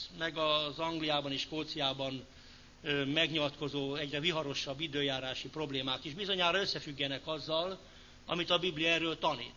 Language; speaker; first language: Hungarian; native; Hungarian